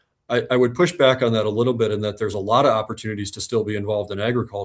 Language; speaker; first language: English; native; English